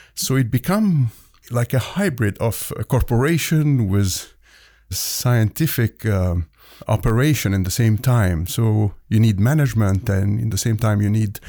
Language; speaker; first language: English; non-native, fluent; Arabic